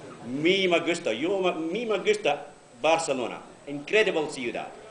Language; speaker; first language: Spanish; non-native, learner; English